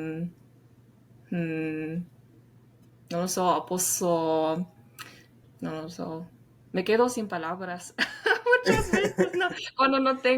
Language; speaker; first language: Spanish; non-native, fluent; English